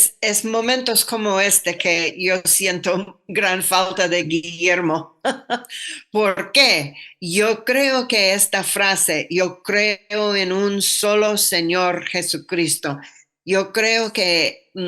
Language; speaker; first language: Spanish; non-native, fluent; English